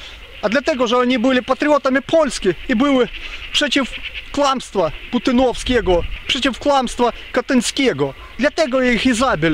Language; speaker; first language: Polish; non-native, fluent; Ukrainian